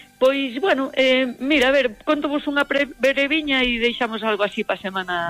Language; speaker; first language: Galician; native; Galician